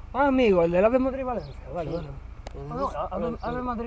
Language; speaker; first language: Spanish; native; Spanish